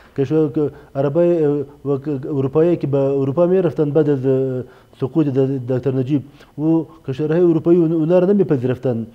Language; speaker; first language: Persian; non-native, local second language; Pashto